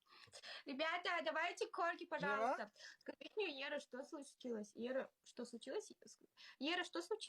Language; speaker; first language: Russian; non-native, local second language; Kazakh